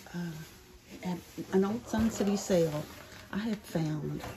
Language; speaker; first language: English; native; English